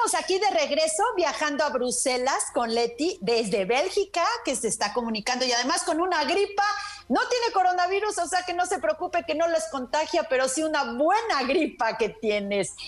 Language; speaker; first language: Spanish; native; Spanish